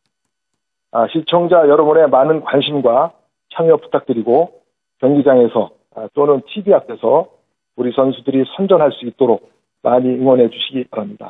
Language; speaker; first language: Korean; native; Korean